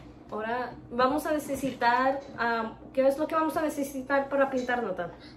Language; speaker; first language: Spanish; early bilingual, heritage; Spanish